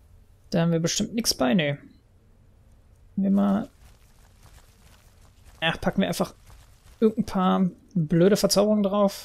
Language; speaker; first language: German; native; German